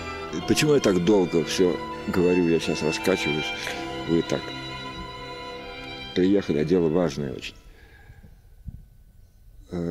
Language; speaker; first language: Russian; native; Russian